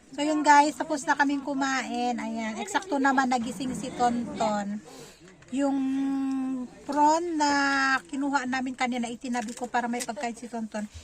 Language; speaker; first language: Filipino; native; Filipino